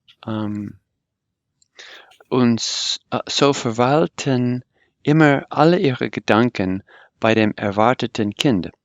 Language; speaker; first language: German; non-native, fluent; English